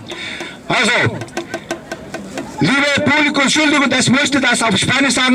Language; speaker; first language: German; non-native, learner; Spanish